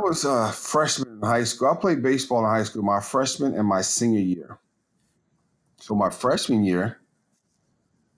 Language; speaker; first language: English; native; English